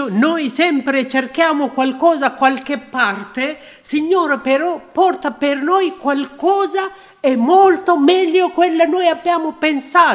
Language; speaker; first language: Italian; non-native, learner; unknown